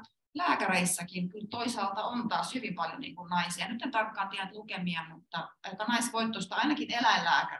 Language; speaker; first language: Finnish; native; Finnish